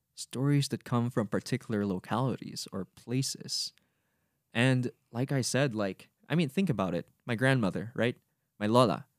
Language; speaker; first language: English; non-native, local second language; Cebuano